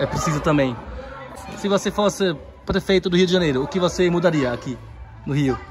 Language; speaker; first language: Portuguese; non-native, learner; German